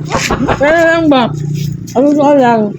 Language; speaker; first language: Filipino; non-native, local second language; Cebuano